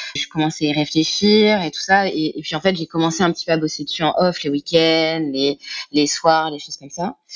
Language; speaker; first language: French; native; French